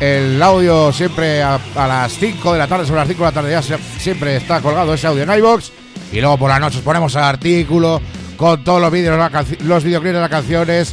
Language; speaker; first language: Spanish; native; Spanish